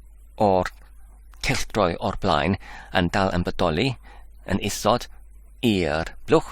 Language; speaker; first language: Welsh; non-native, learner; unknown